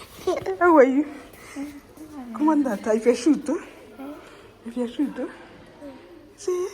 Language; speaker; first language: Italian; non-native, learner; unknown